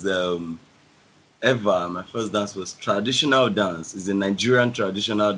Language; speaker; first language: English; non-native, local second language; Yoruba